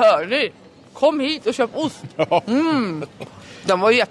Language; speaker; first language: Swedish; native; Swedish